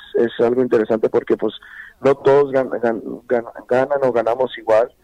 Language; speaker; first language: Spanish; early bilingual, heritage; Spanish